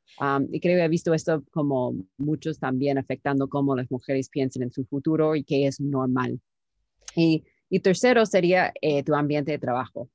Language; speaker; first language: Spanish; non-native, fluent; English